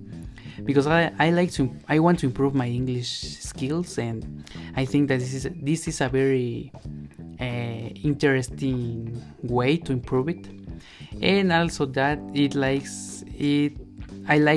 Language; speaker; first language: English; non-native, learner; Spanish